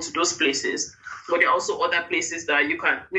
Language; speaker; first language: English; non-native, local second language; Yoruba